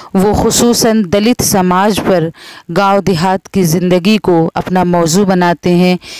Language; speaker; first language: Hindi; native; Hindi